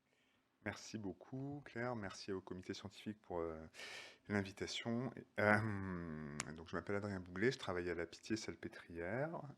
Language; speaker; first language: French; native; French